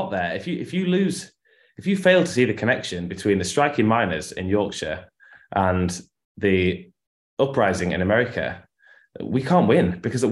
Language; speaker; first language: English; native; English